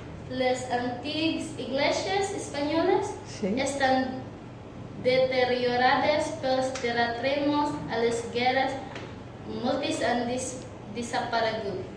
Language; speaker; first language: Catalan; non-native, learner; Cebuano